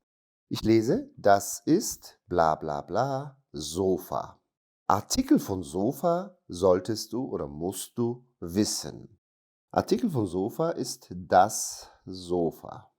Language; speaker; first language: German; non-native, fluent; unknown